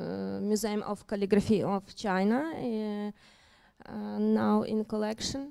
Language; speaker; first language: English; non-native, learner; Ukrainian